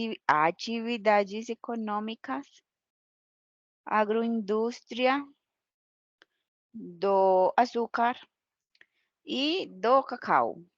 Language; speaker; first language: Portuguese; non-native, learner; Spanish